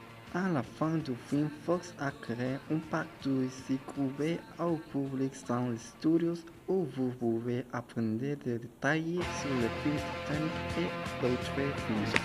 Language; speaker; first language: French; non-native, learner; Spanish